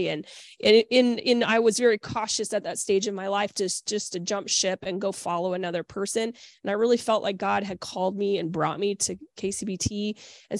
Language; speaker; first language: English; native; English